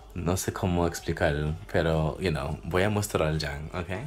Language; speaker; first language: Spanish; non-native, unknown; English